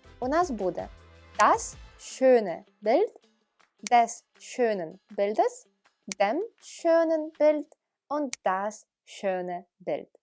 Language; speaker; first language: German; non-native, fluent; Ukrainian